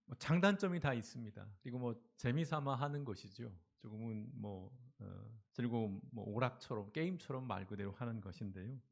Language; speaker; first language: Korean; native; Korean